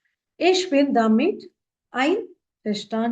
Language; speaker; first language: German; non-native, fluent; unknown